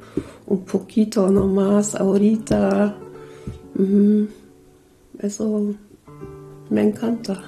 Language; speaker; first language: Spanish; early bilingual, other home language; German